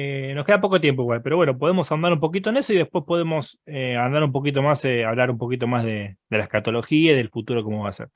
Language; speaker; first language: Spanish; native; Spanish